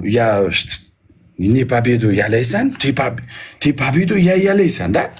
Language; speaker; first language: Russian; non-native, learner; Uzbek